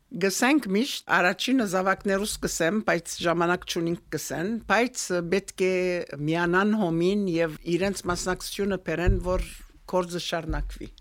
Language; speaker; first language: Armenian; early bilingual, heritage; Armenian